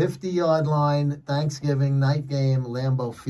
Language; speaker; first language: English; native; English